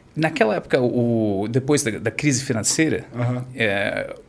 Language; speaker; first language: Portuguese; non-native, fluent; English